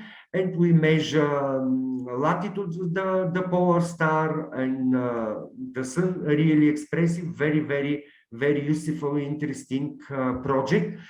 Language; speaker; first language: English; non-native, learner; Bulgarian